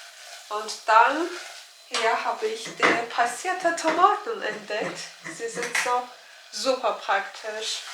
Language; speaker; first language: German; non-native, learner; Turkish